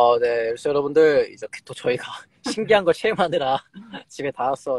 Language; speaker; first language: Korean; native; Korean